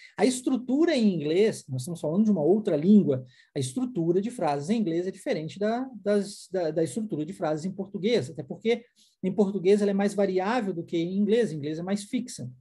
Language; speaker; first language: Portuguese; non-native, fluent; English